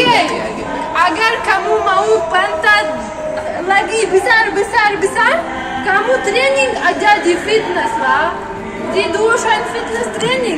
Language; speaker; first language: Indonesian; non-native, learner; Russian